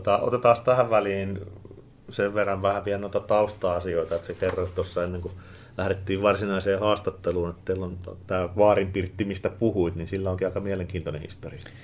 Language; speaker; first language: Finnish; native; Finnish